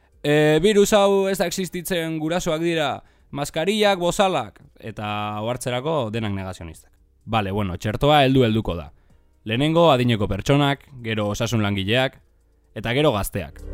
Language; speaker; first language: Basque; native; Basque